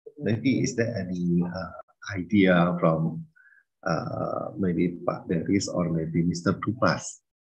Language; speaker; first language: English; non-native, fluent; Indonesian